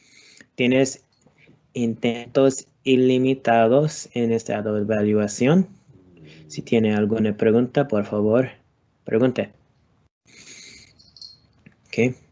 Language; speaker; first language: Spanish; non-native, learner; English